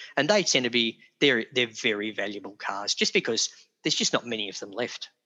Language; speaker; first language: English; native; English